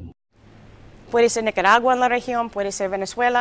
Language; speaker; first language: Spanish; non-native, fluent; English